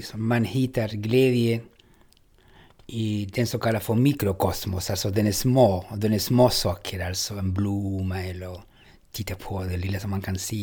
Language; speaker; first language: Swedish; non-native, fluent; Spanish